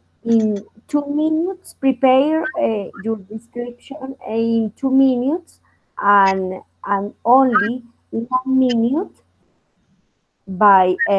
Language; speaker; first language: English; non-native, learner; Spanish